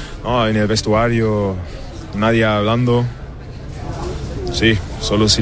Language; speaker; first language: Spanish; non-native, learner; German